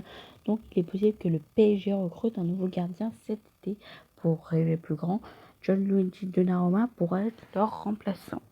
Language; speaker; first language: French; native; French